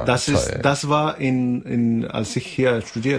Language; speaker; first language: German; non-native, fluent; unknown